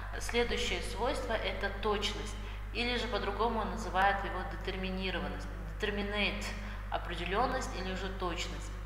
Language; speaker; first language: Russian; non-native, local second language; Kazakh